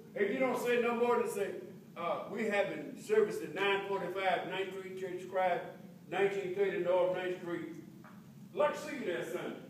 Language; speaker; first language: English; native; English